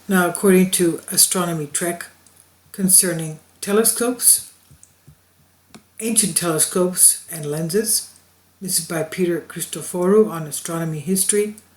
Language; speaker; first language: English; non-native, fluent; Greek